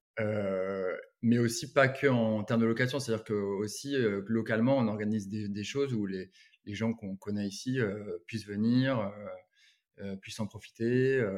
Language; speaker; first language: French; native; French